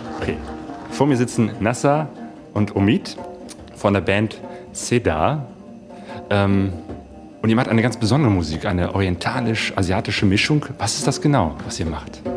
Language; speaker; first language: German; native; German